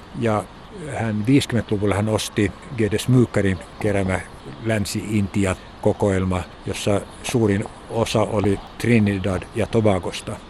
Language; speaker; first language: Finnish; non-native, local second language; Swedish